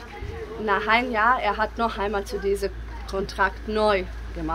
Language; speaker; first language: German; non-native, learner; Bosnian